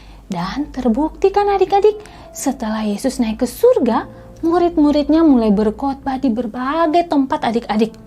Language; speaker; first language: Indonesian; native; Indonesian